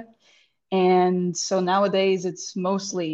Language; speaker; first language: English; non-native, fluent; Portuguese